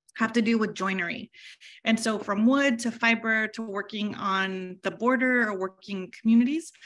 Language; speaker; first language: English; early bilingual, other home language; Spanish